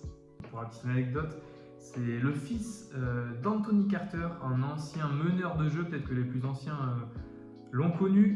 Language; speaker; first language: French; native; French